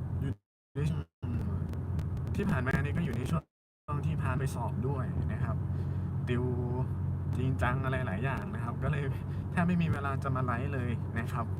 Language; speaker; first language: Thai; native; Thai